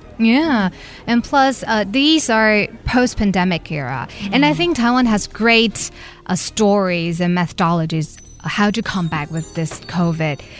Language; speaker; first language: English; non-native, fluent; Chinese